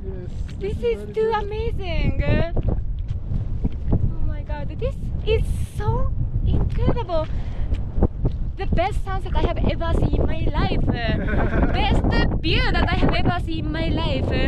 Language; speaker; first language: English; non-native, fluent; Japanese